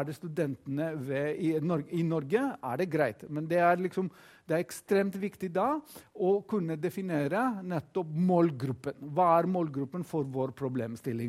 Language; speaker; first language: Norwegian; non-native, fluent; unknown